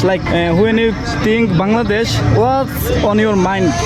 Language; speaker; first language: English; non-native, learner; Bangla